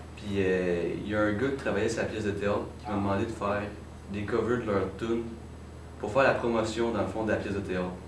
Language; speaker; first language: French; native; French